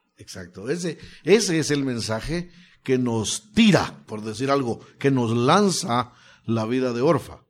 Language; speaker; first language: Spanish; native; Spanish